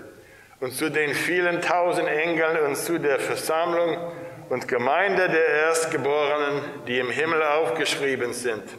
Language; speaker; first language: German; non-native, fluent; English